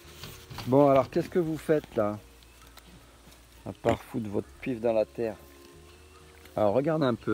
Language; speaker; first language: French; native; French